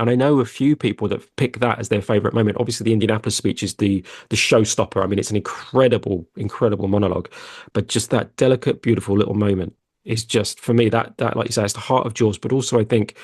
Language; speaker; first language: English; native; English